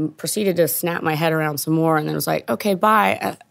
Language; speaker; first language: English; non-native, fluent; Italian